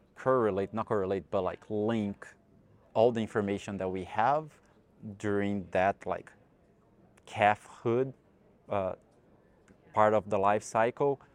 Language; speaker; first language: English; non-native, fluent; Portuguese